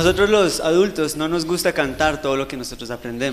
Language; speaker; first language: Spanish; native; Spanish